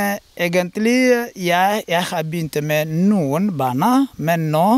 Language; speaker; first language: Norwegian; non-native, learner; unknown